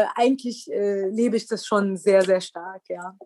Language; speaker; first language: German; early bilingual, other home language; Persian